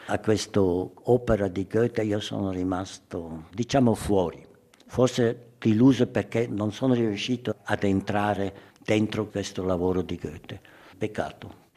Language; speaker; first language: Italian; early bilingual, heritage; German